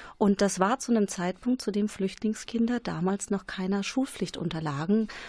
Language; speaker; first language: German; native; German